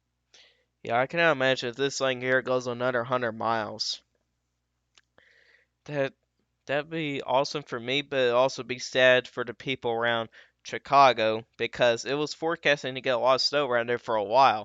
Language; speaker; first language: English; native; English